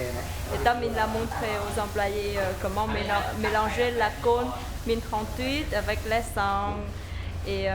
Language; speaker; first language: French; non-native, learner; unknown